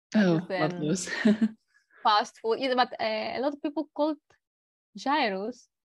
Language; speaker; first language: English; non-native, learner; Greek